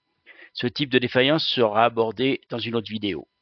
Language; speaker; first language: French; native; French